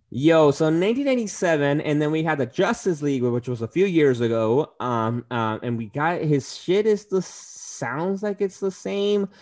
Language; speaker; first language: English; early bilingual, other home language; Spanish